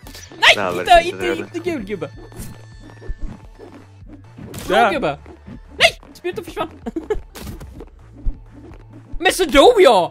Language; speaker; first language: Swedish; native; Swedish